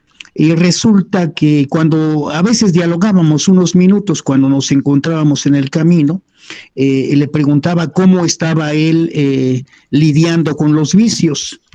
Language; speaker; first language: Spanish; native; Spanish